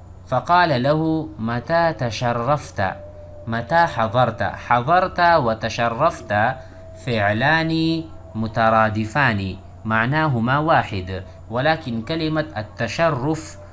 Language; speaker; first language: Arabic; non-native, fluent; Urdu